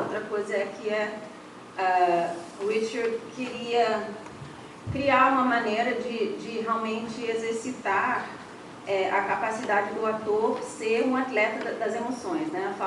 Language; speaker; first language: Portuguese; non-native, fluent; English